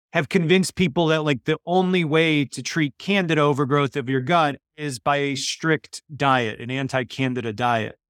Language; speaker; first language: English; early bilingual, other home language; Polish